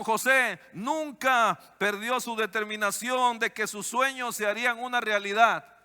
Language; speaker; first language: Spanish; native; Spanish